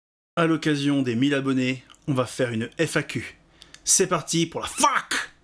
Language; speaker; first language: French; native; French